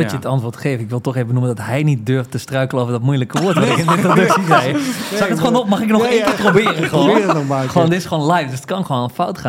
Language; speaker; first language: Dutch; native; Dutch